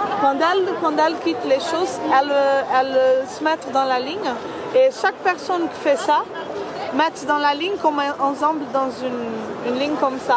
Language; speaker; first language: French; non-native, fluent; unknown